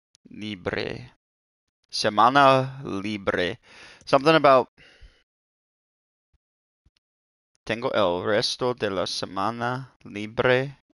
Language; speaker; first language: Spanish; non-native, learner; English